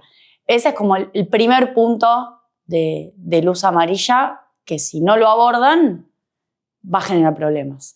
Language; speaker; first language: Spanish; native; Spanish